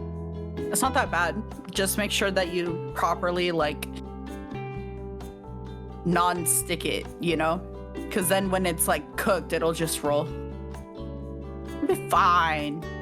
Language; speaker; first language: English; native; English